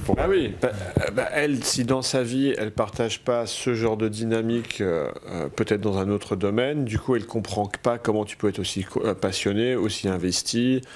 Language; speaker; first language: French; native; French